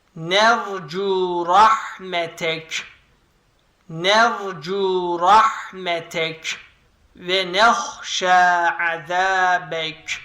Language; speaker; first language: Arabic; non-native, fluent; Turkish